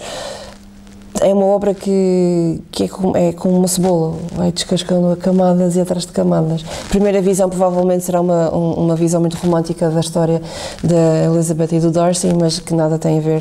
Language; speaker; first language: Portuguese; native; Portuguese